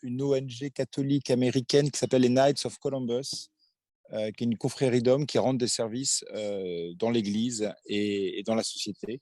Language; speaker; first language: French; native; French